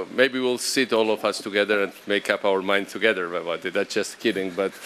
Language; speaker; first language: English; non-native, fluent; Georgian